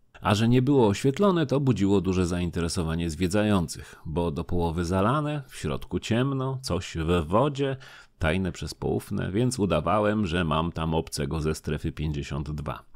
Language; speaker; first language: Polish; native; Polish